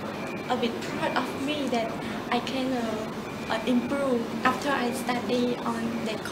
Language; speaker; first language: English; non-native, learner; Khmer